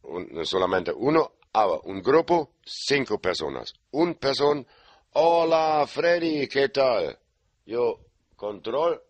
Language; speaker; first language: Spanish; non-native, learner; German